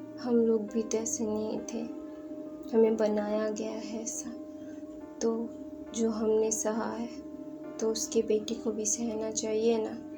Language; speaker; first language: Hindi; non-native, local second language; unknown